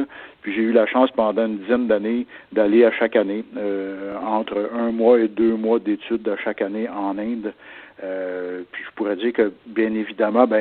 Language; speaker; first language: French; native; French